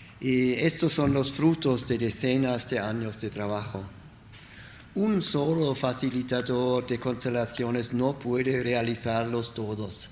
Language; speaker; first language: Spanish; non-native, learner; German